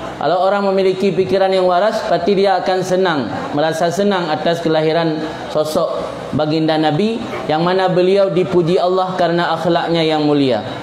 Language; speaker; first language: Malay; non-native, local second language; Achinese